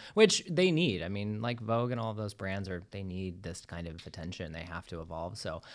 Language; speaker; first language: English; native; English